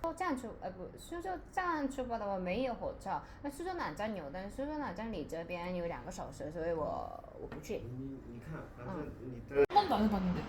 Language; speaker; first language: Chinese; non-native, fluent; Korean